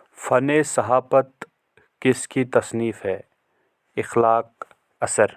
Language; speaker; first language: Urdu; non-native, local second language; Kashmiri